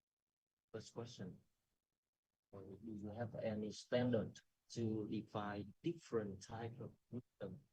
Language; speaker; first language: English; non-native, local second language; Vietnamese